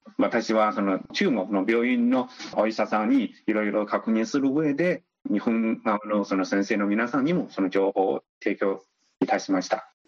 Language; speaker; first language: Japanese; non-native, fluent; Chinese